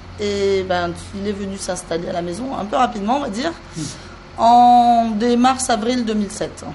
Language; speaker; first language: French; native; French